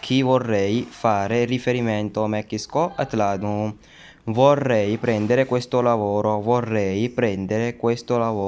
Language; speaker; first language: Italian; non-native, learner; Urdu